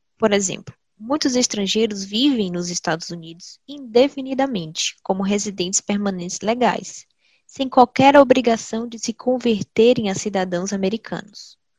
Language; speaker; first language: Portuguese; native; Portuguese